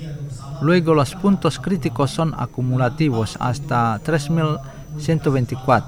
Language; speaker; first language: Spanish; non-native, fluent; Indonesian